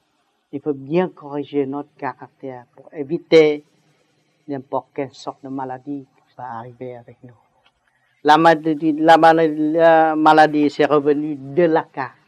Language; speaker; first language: French; non-native, learner; Vietnamese